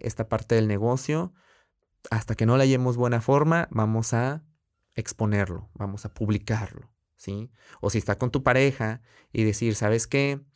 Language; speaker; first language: Spanish; native; Spanish